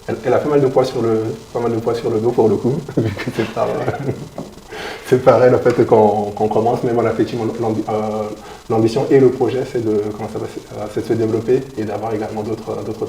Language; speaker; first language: French; native; French